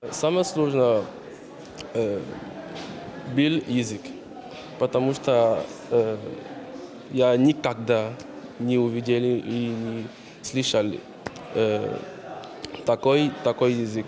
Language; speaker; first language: Russian; non-native, learner; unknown